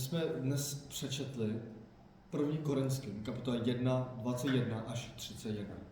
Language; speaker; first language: Czech; non-native, fluent; Korean